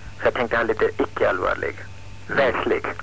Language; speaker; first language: Swedish; non-native, fluent; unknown